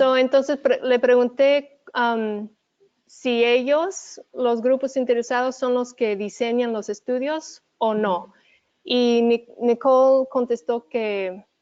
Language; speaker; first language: Spanish; early bilingual, heritage; Spanish